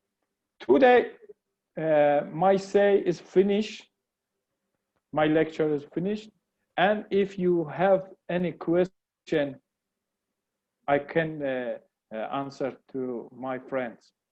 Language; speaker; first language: English; non-native, learner; Persian